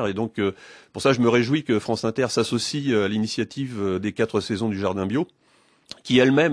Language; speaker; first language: French; native; French